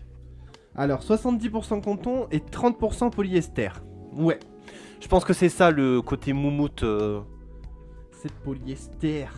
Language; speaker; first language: French; native; French